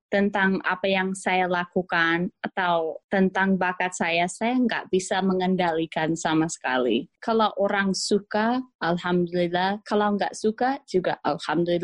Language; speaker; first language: Indonesian; non-native, fluent; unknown